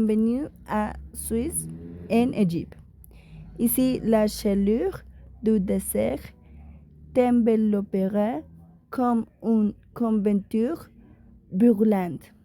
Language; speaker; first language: French; non-native, learner; Spanish